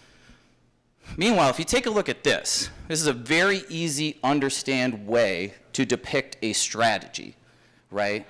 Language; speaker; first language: English; native; English